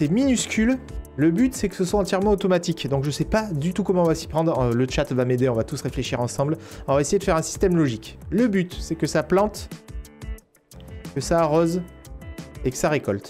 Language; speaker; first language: French; native; French